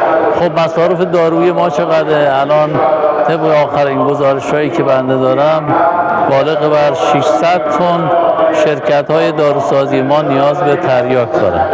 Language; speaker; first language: Persian; native; Persian